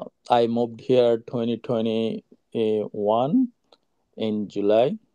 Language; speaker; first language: English; non-native, learner; Bangla